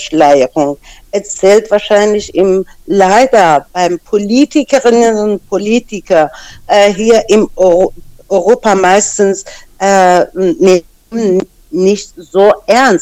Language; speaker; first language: German; non-native, fluent; Persian